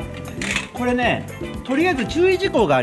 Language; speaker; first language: Japanese; native; Japanese